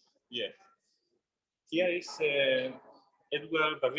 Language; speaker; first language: English; non-native, learner; Spanish